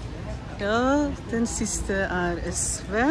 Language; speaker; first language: Norwegian; non-native, learner; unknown